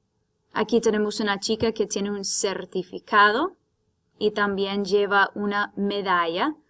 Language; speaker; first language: Spanish; non-native, fluent; English